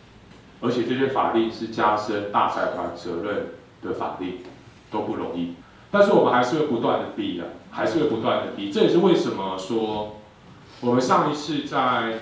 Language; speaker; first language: Chinese; native; Chinese